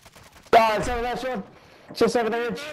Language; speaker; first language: English; native; English